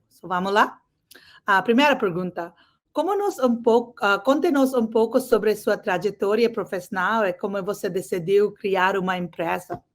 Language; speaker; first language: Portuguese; non-native, learner; English